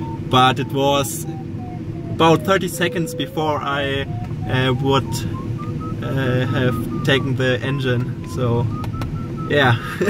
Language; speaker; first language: English; non-native, fluent; German